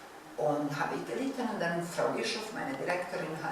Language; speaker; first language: German; non-native, fluent; Bosnian